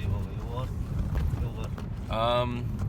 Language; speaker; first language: English; non-native, learner; Arabic